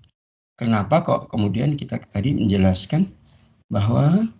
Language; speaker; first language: Indonesian; non-native, local second language; Javanese